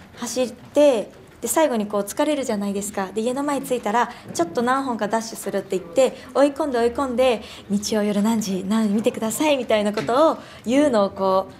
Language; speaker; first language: Japanese; native; Japanese